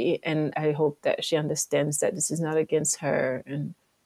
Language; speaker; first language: English; non-native, local second language; French